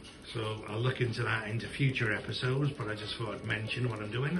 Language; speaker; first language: English; native; English